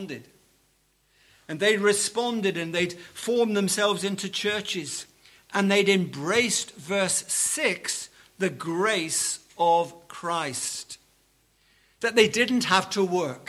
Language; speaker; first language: English; native; English